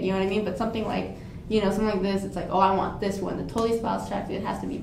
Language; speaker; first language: English; native; English